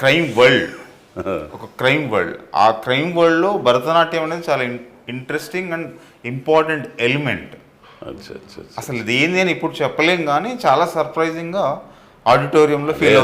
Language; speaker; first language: Telugu; native; Telugu